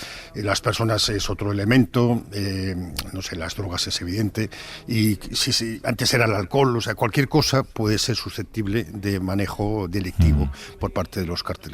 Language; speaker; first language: Spanish; native; Spanish